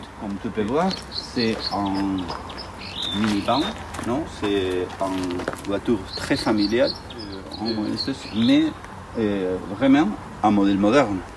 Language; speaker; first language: French; non-native, learner; Spanish